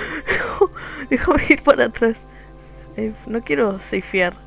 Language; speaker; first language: Spanish; native; Spanish